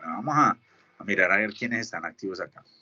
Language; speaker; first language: Spanish; native; Spanish